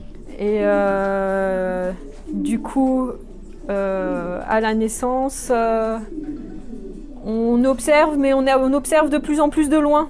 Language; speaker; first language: French; native; French